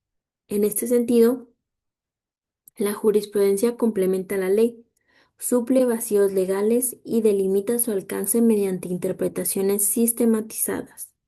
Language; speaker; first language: Spanish; native; Spanish